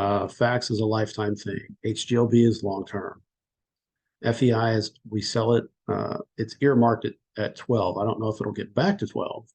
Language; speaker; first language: English; native; English